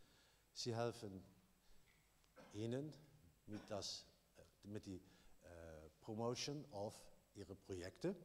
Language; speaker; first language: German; non-native, learner; Dutch